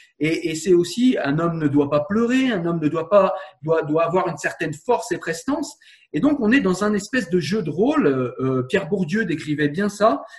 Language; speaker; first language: French; native; French